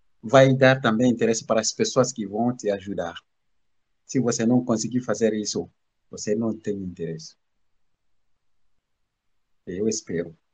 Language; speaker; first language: Portuguese; non-native, learner; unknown